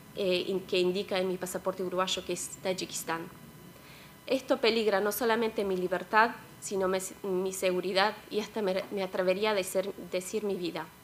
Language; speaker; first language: Spanish; non-native, fluent; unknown